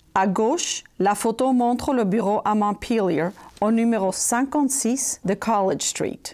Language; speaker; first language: French; non-native, fluent; Spanish